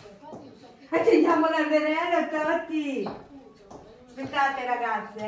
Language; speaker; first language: Italian; native; Italian